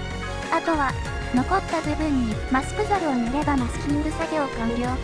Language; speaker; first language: Japanese; native; Japanese